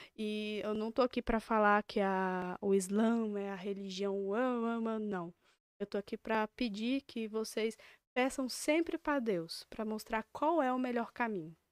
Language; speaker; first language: Portuguese; native; Portuguese